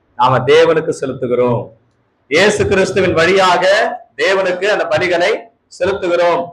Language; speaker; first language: Tamil; native; Tamil